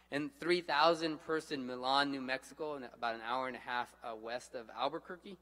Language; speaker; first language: English; native; English